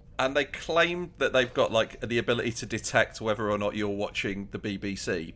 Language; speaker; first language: English; native; English